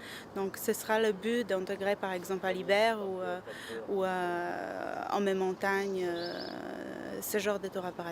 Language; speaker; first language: French; non-native, fluent; Polish